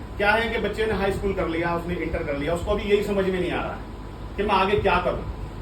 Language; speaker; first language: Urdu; native; Urdu